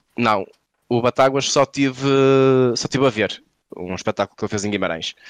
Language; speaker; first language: Portuguese; native; Portuguese